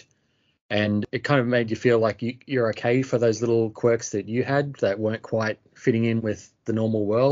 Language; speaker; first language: English; native; English